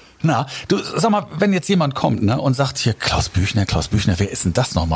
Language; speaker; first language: German; native; German